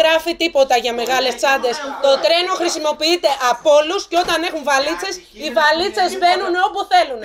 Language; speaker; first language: Greek; native; Greek